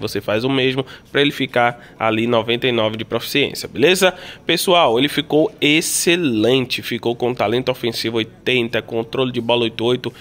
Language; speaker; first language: Portuguese; native; Portuguese